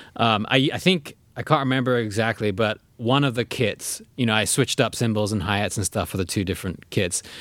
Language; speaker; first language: English; native; English